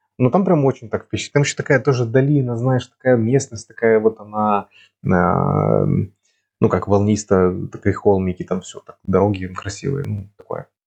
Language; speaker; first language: Russian; native; Russian